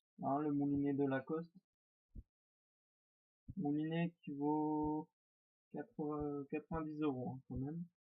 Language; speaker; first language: French; native; French